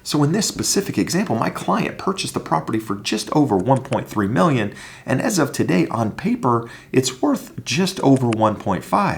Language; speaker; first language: English; native; English